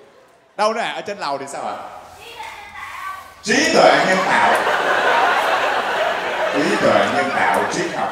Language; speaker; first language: Vietnamese; native; Vietnamese